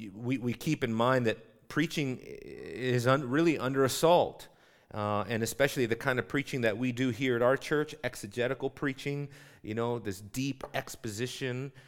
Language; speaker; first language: English; native; English